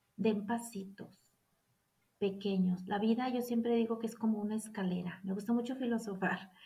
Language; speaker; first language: Spanish; native; Spanish